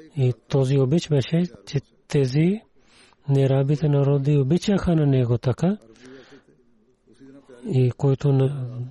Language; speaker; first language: Bulgarian; non-native, learner; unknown